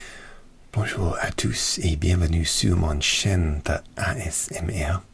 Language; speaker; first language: French; non-native, learner; English